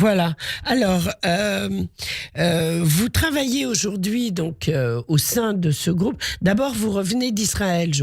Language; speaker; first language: French; native; French